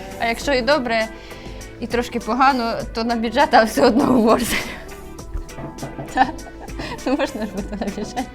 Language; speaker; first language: Ukrainian; native; Ukrainian